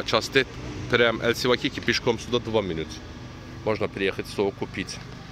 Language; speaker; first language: Russian; non-native, learner; Turkish